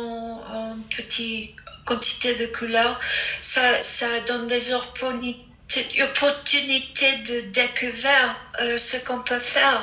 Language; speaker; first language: French; non-native, fluent; English